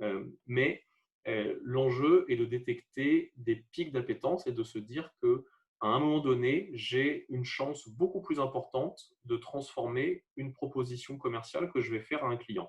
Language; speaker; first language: French; native; French